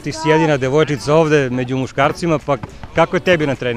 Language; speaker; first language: Serbian; native; Serbian